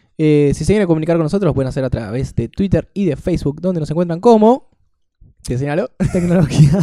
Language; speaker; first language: Spanish; native; Spanish